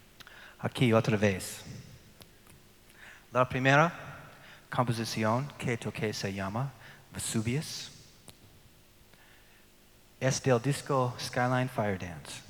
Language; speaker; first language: Spanish; non-native, learner; English